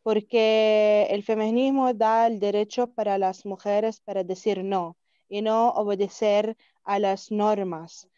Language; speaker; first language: Spanish; non-native, learner; Arabic